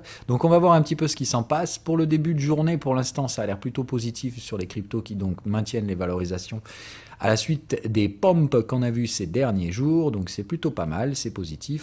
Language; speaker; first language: French; native; French